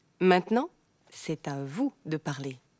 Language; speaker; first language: French; non-native, fluent; German